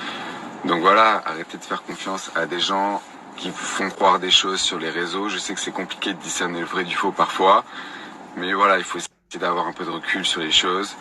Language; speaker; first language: French; native; French